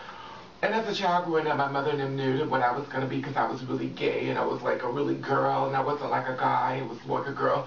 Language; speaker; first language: English; native; English